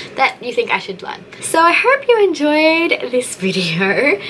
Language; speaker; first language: English; native; English